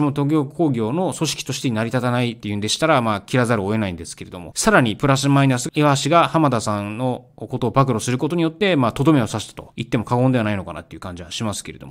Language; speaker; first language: Japanese; native; Japanese